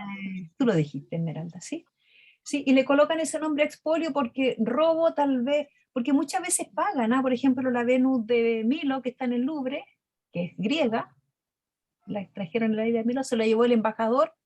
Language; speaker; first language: Spanish; native; Spanish